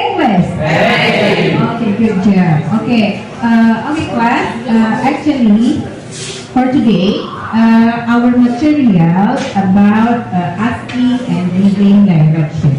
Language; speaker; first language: English; non-native, learner; Indonesian